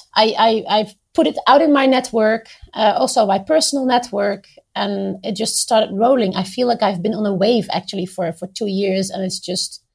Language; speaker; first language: English; non-native, fluent; Dutch